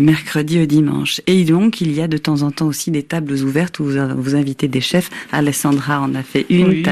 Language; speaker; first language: French; native; French